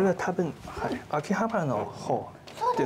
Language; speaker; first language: Japanese; non-native, learner; Chinese